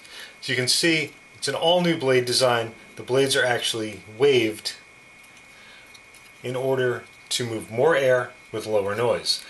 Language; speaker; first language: English; native; English